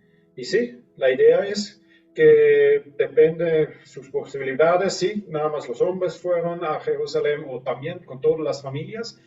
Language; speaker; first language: Spanish; non-native, fluent; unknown